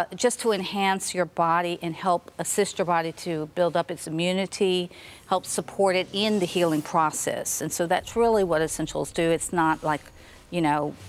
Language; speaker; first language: English; native; English